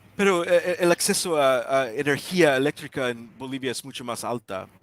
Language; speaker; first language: Spanish; non-native, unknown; English